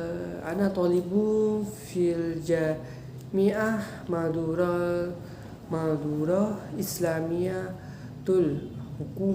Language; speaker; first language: Arabic; non-native, learner; Indonesian